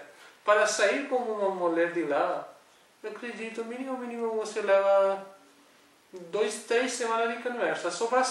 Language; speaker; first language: Portuguese; non-native, learner; Urdu